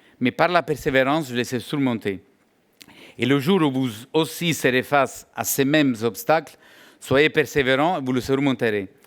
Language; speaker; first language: French; non-native, fluent; Italian